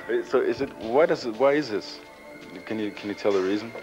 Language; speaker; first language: English; non-native, fluent; German